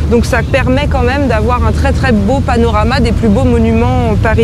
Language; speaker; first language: French; native; French